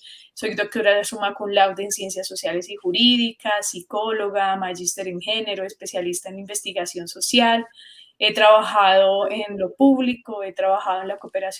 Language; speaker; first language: Spanish; native; Spanish